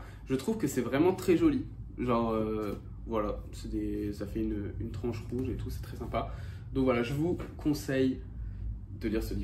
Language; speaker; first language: French; native; French